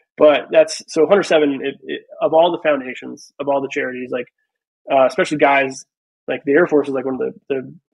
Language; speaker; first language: English; native; English